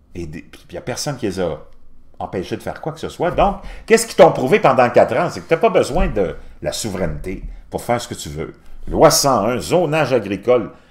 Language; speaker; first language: French; native; French